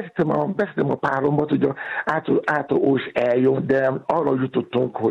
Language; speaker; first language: Hungarian; non-native, learner; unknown